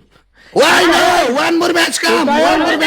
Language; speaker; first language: English; non-native, learner; Bangla